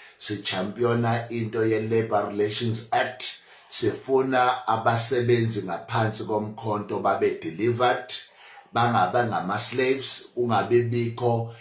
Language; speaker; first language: Zulu; native; Zulu